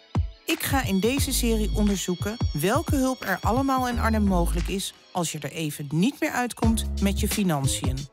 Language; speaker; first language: Dutch; native; Dutch